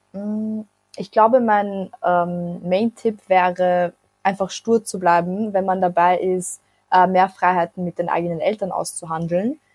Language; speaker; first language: German; early bilingual, other home language; Macedonian